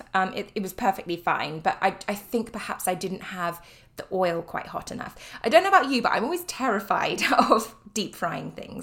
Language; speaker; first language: English; native; English